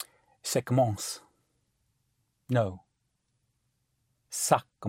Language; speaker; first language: French; non-native, learner; English